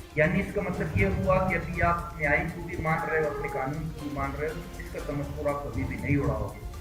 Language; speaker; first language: Urdu; non-native, local second language; Baluchi